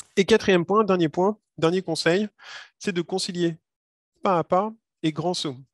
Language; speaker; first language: French; native; French